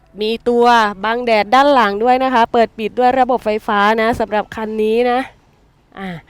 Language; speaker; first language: Thai; native; Thai